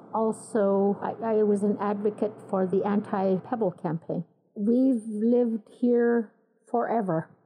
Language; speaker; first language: English; native; English